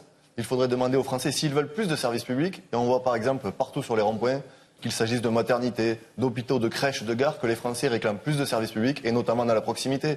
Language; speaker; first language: French; native; French